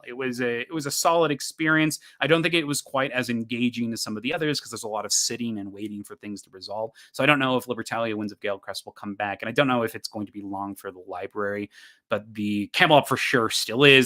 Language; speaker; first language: English; native; English